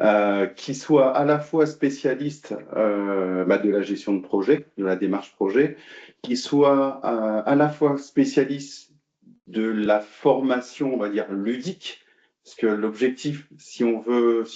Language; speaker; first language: French; native; French